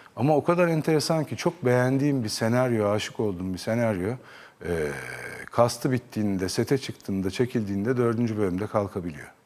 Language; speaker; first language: Turkish; native; Turkish